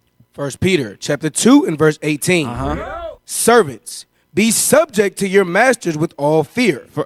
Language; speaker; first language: English; native; English